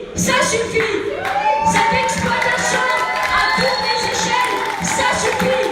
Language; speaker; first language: French; native; French